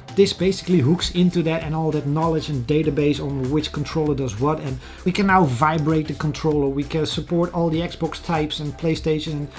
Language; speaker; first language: English; non-native, fluent; Dutch